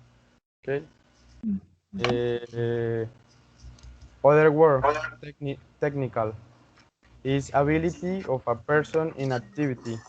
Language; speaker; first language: English; non-native, learner; Spanish